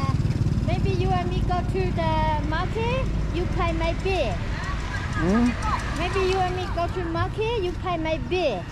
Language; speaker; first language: English; non-native, learner; Hmong